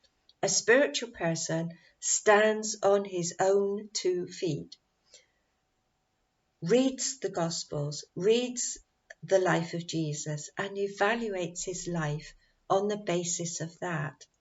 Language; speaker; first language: English; native; English